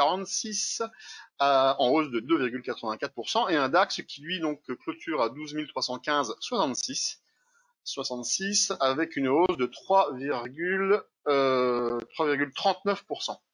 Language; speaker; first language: French; native; French